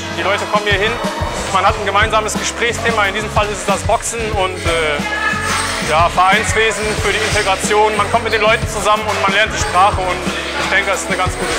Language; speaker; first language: German; native; German